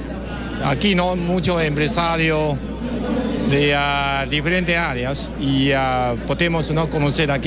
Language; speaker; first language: Spanish; non-native, learner; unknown